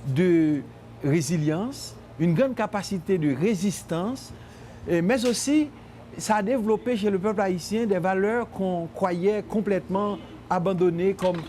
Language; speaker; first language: French; non-native, local second language; Haitian Creole